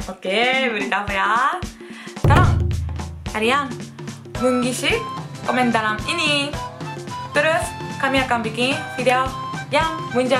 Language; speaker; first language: Indonesian; non-native, learner; Japanese